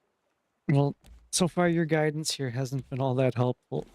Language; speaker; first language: English; native; English